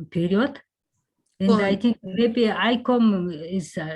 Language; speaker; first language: English; non-native, learner; Mongolian